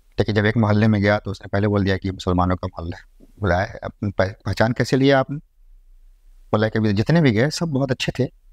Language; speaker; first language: Hindi; native; Hindi